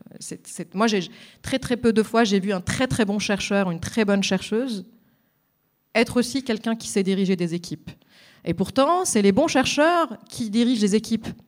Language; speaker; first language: French; non-native, local second language; Arabic